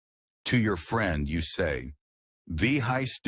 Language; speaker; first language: German; non-native, learner; English